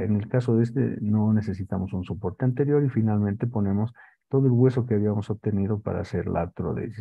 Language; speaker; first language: Spanish; native; Spanish